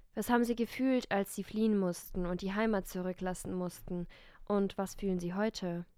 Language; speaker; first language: German; early bilingual, other home language; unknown